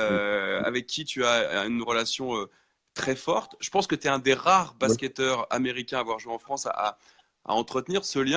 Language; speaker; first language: French; native; French